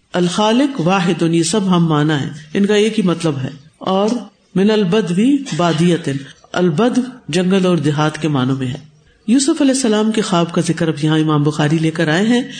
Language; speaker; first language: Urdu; non-native, local second language; Punjabi